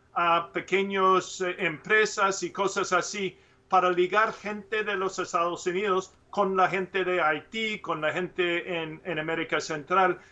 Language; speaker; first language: Spanish; non-native, learner; English